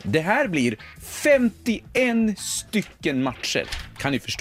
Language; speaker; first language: Swedish; native; Swedish